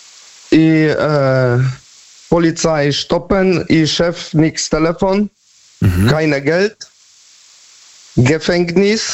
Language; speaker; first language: German; non-native, learner; Polish